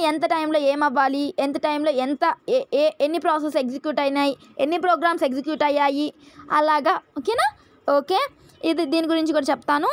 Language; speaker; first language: Telugu; native; Telugu